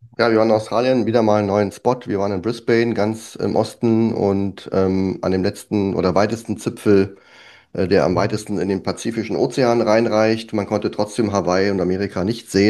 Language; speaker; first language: German; native; German